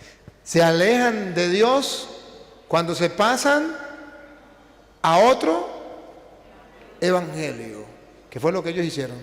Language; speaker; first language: Spanish; native; Spanish